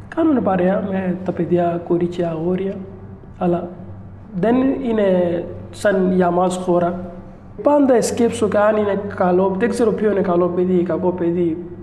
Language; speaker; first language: Greek; non-native, learner; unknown